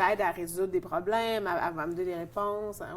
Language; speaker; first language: French; native; French